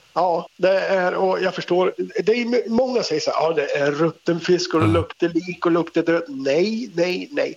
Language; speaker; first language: Swedish; native; Swedish